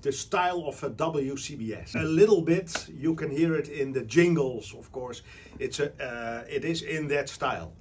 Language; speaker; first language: English; non-native, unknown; Dutch